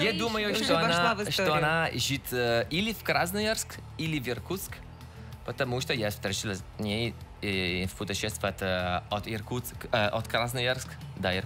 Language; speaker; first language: Russian; non-native, learner; Italian